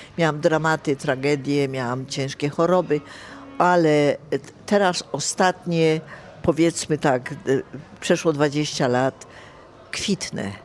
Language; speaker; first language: Polish; native; Polish